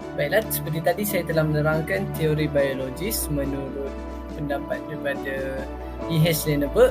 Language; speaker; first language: Malay; native; Malay